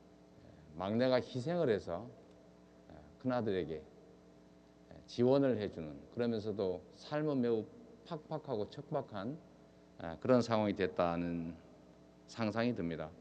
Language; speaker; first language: Korean; native; Korean